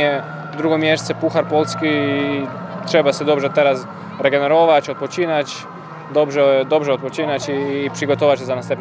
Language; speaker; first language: Polish; non-native, learner; Croatian